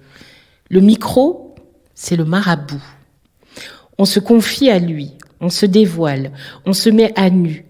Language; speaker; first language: French; native; French